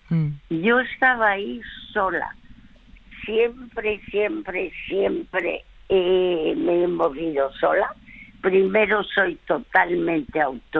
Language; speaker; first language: Spanish; early bilingual, other home language; French